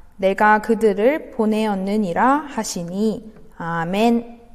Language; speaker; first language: Korean; native; Korean